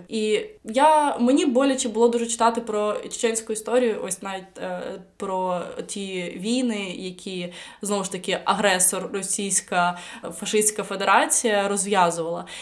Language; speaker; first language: Ukrainian; non-native, local second language; Russian